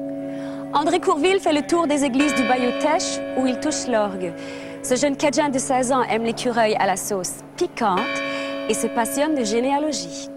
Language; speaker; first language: French; native; French